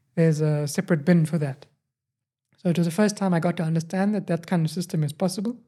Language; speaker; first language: English; native; English